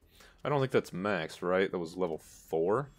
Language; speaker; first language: English; native; English